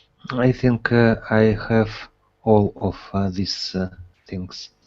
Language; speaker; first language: English; non-native, learner; Russian